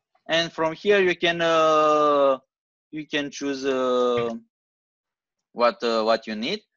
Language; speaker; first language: English; non-native, fluent; Romanian